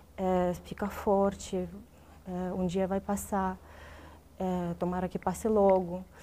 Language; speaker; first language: Portuguese; non-native, fluent; Russian